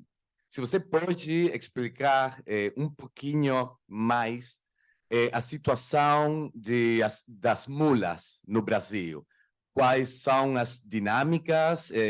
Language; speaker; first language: Portuguese; non-native, learner; Spanish